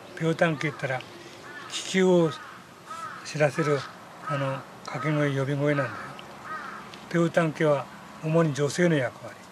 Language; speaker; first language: Japanese; native; Japanese